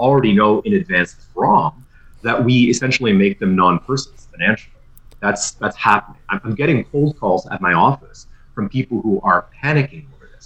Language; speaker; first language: English; native; English